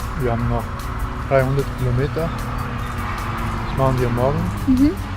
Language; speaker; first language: German; non-native, fluent; Romanian